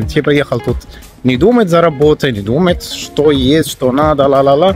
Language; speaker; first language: Russian; non-native, learner; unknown